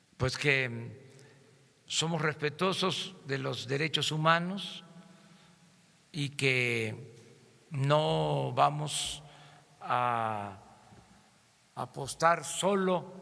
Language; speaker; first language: Spanish; native; Spanish